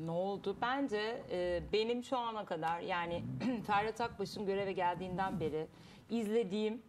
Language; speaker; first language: Turkish; native; Turkish